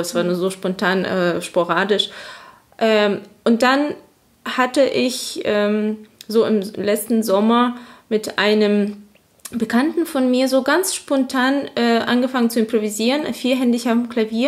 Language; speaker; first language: German; non-native, fluent; Azerbaijani